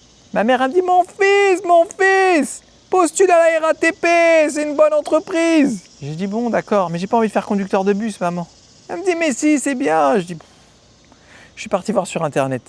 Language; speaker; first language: French; native; French